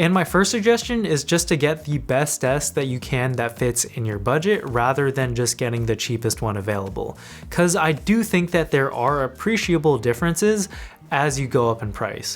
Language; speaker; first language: English; native; English